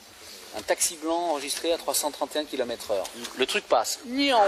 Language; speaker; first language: French; native; French